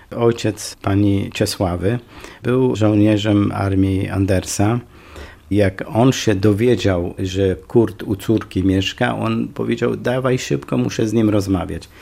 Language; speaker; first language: Polish; non-native, fluent; Kurdish